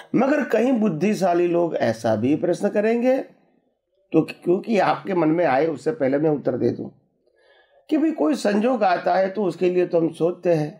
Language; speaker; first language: Hindi; non-native, local second language; Gujarati